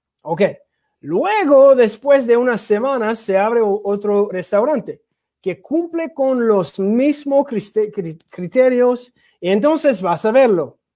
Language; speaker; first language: Spanish; non-native, learner; English